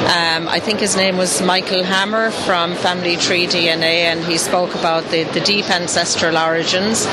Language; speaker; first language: English; native; English